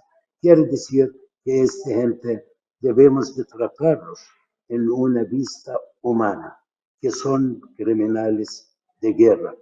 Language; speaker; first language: Spanish; non-native, fluent; Arabic